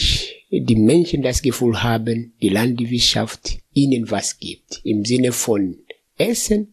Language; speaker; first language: German; non-native, fluent; Swahili